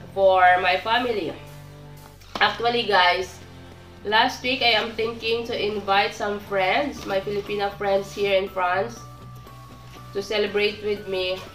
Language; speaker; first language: English; non-native, local second language; Filipino